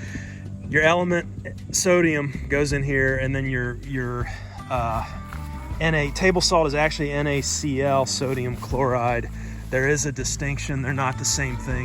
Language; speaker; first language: English; native; English